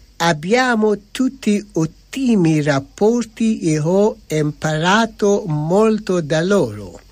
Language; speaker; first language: Italian; non-native, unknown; Persian